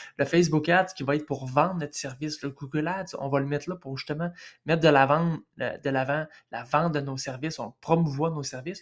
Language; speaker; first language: French; native; French